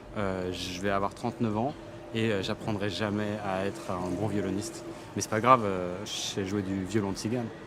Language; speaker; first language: French; native; French